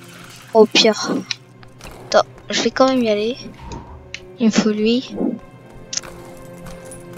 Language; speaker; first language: French; native; French